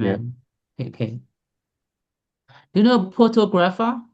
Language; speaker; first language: English; non-native, fluent; Burmese